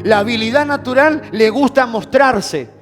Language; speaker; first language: Spanish; native; Spanish